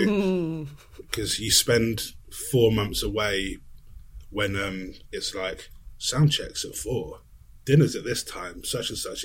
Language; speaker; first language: English; native; English